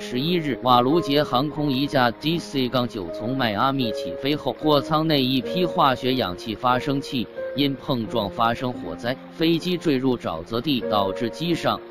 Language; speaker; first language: Chinese; native; Chinese